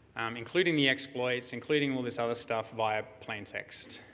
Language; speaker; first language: English; native; English